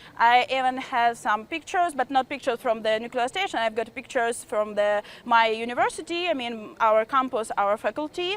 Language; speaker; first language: English; non-native, fluent; Ukrainian